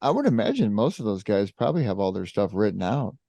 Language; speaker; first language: English; native; English